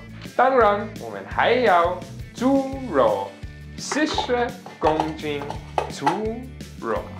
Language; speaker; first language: Chinese; non-native, fluent; German